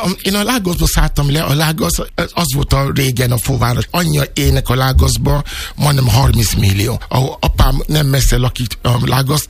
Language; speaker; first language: Hungarian; non-native, learner; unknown